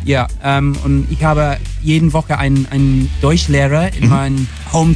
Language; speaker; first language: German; non-native, learner; English